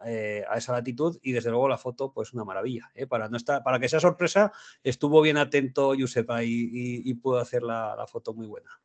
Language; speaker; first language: Spanish; native; Spanish